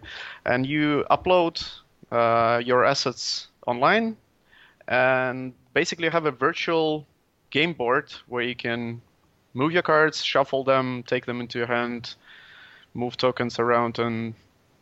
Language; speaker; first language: English; non-native, fluent; Latvian